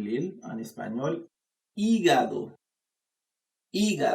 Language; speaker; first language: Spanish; non-native, fluent; Haitian Creole